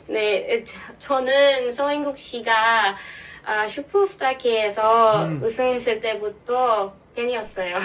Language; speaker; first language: Korean; non-native, learner; Filipino